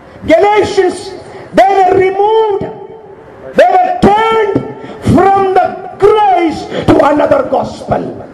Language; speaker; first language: English; non-native, local second language; Malayalam